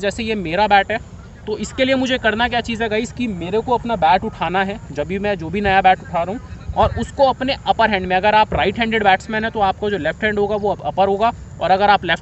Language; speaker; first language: Hindi; native; Hindi